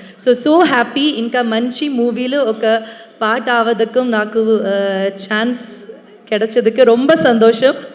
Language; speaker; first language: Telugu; non-native, learner; Malayalam